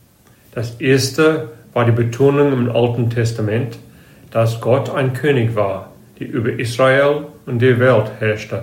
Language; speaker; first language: German; non-native, fluent; English